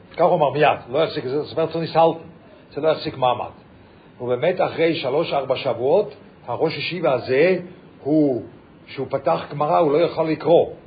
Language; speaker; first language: Hebrew; non-native, fluent; English